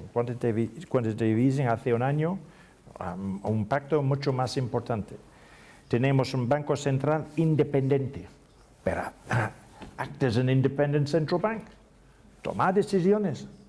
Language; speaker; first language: Spanish; non-native, learner; English